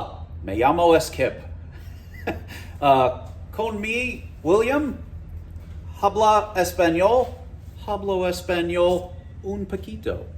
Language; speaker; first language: Spanish; non-native, learner; English